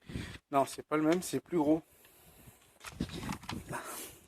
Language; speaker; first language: French; native; French